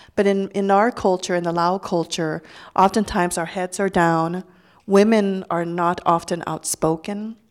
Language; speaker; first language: English; early bilingual, other home language; Lao